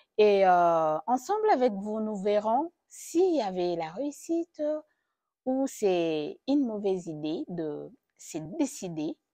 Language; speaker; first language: French; non-native, local second language; Lingala